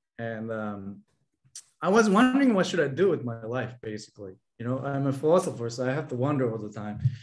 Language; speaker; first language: English; non-native, fluent; Japanese